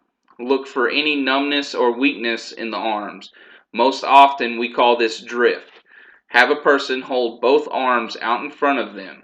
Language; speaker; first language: English; native; English